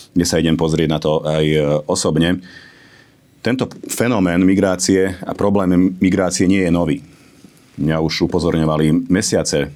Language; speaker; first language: Slovak; non-native, local second language; Hungarian